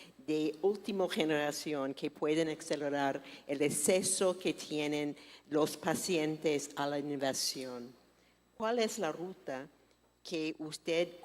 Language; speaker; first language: Spanish; non-native, fluent; English